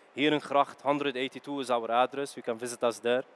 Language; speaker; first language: English; non-native, fluent; Arabic